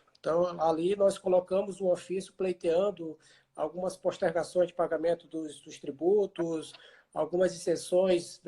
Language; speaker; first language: Portuguese; native; Portuguese